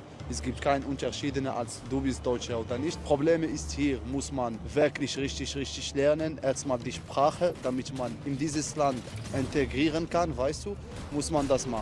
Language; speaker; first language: German; non-native, learner; Arabic